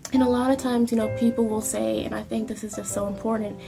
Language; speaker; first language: English; native; English